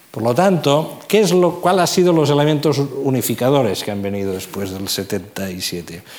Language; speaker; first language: Spanish; non-native, local second language; Catalan